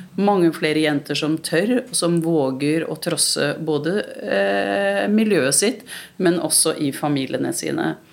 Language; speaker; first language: Norwegian; early bilingual, other home language; Urdu